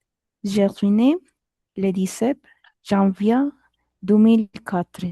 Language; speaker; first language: French; non-native, learner; Spanish